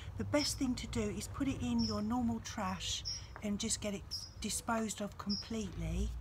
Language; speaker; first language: English; native; English